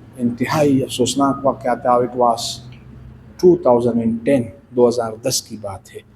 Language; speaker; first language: Urdu; non-native, local second language; Pashto